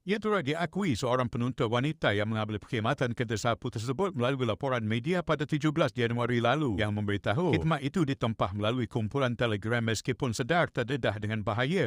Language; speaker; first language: Malay; native; Malay